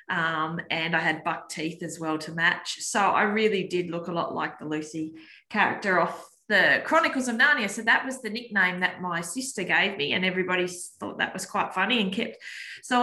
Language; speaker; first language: English; native; English